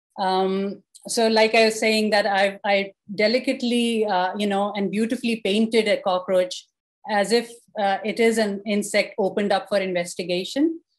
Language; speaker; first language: English; non-native, local second language; Urdu